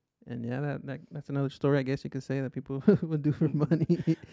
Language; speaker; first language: English; early bilingual, other home language; Spanish